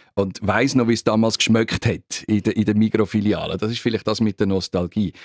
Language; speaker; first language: German; native; German